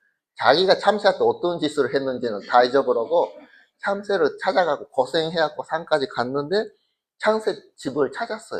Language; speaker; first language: Korean; early bilingual, heritage; Korean